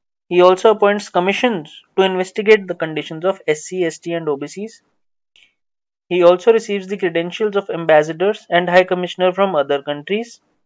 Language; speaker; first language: English; non-native, local second language; Hindi